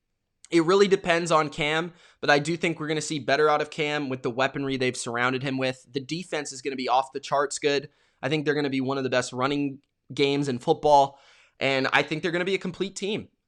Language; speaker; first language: English; native; English